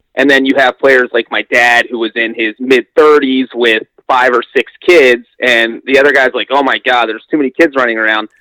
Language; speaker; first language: English; native; English